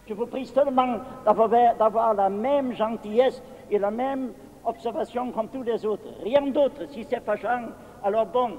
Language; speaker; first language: French; non-native, fluent; German